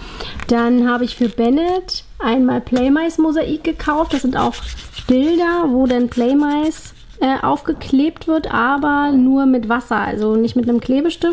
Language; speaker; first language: German; native; German